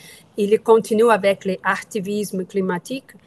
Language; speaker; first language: French; non-native, fluent; Portuguese